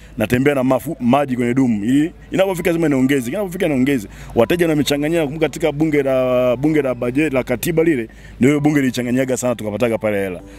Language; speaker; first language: Swahili; non-native, local second language; Sukuma